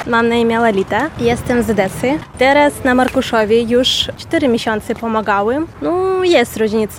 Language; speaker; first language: Polish; non-native, learner; Russian